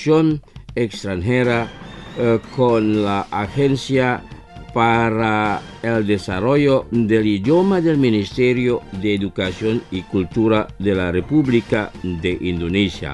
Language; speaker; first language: Spanish; non-native, fluent; Indonesian